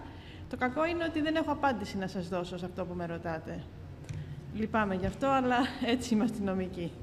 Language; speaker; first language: Greek; native; Greek